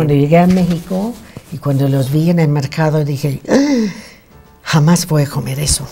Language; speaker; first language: Spanish; non-native, fluent; English